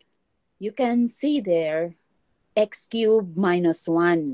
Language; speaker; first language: English; non-native, local second language; Filipino